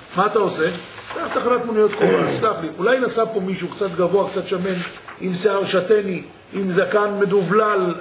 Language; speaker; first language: Hebrew; native; Hebrew